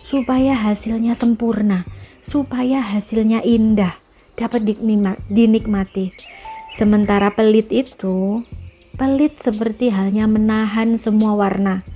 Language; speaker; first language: Indonesian; native; Indonesian